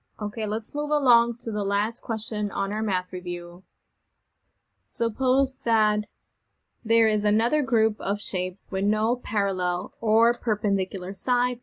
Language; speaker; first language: English; native; English